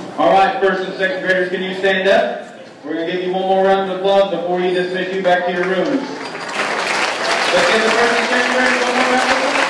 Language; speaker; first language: English; native; English